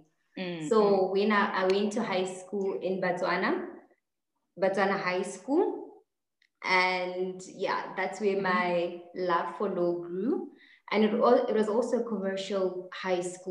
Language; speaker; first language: English; non-native, local second language; Tswana